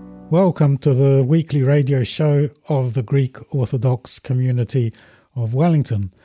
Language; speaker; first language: English; early bilingual, other home language; Greek